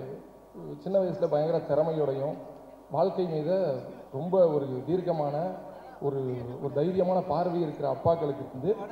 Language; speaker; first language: Tamil; native; Tamil